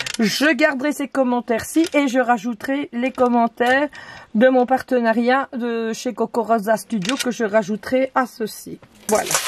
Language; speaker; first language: French; native; French